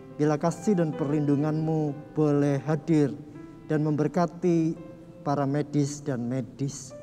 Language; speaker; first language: Indonesian; native; Indonesian